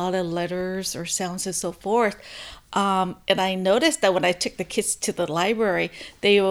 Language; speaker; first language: English; early bilingual, other home language; Hmong